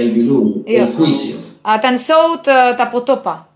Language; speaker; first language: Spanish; non-native, learner; Czech